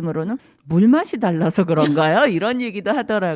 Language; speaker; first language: Korean; native; Korean